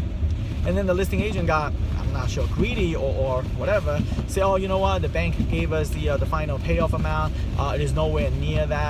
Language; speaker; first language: English; non-native, fluent; Chinese